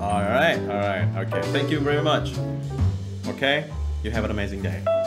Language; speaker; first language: English; non-native, fluent; Indonesian